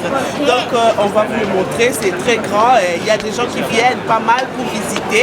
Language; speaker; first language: French; non-native, local second language; Lingala